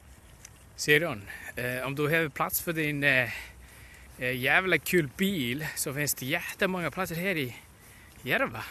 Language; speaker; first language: Swedish; non-native, learner; Icelandic